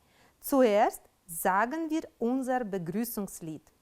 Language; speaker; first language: German; non-native, fluent; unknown